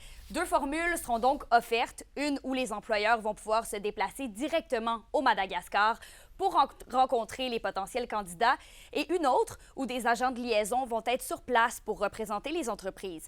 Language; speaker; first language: French; native; French